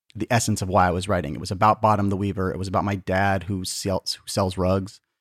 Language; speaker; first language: English; native; English